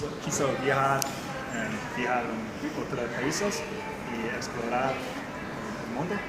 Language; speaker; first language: Spanish; non-native, learner; English